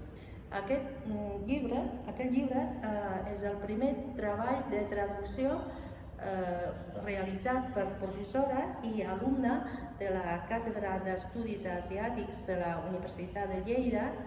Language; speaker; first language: Catalan; non-native, fluent; Chinese